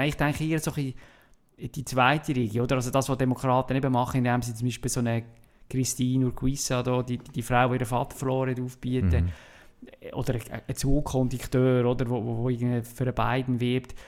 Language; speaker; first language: German; native; German